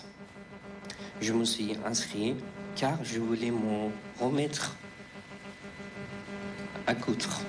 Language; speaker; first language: French; non-native, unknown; Persian